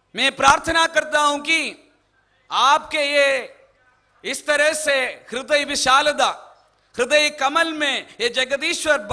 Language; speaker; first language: Hindi; non-native, local second language; Malayalam